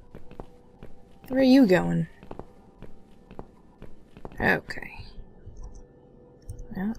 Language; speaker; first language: English; native; English